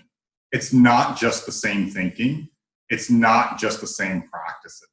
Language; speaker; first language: English; native; English